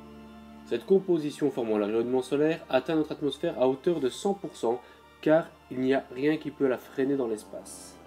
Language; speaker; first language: French; native; French